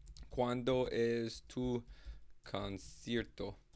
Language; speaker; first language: Spanish; non-native, learner; English